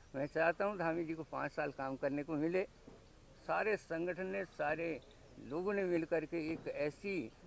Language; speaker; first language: Hindi; native; Hindi